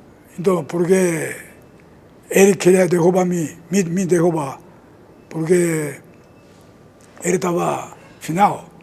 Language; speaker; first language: Portuguese; non-native, learner; Japanese